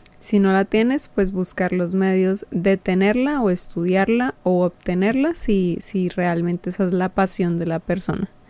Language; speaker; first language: Spanish; native; Spanish